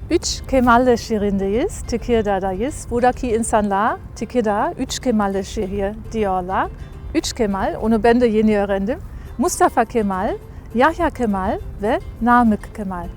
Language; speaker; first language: Turkish; non-native, fluent; German